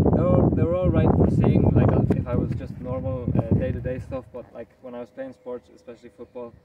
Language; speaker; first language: English; early bilingual, other home language; Spanish